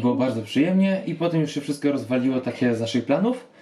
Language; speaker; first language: Polish; native; Polish